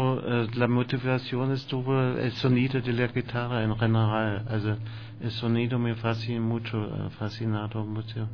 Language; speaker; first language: Spanish; non-native, learner; German